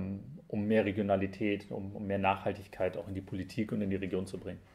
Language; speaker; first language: German; native; German